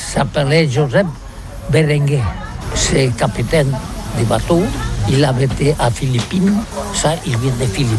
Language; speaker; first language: French; non-native, learner; Catalan